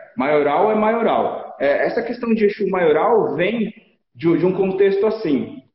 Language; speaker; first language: Portuguese; native; Portuguese